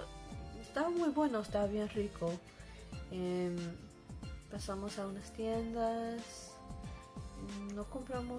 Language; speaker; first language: Spanish; early bilingual, heritage; Spanish